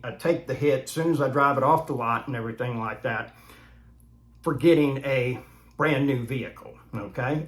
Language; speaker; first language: English; native; English